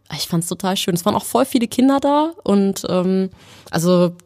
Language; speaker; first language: German; native; German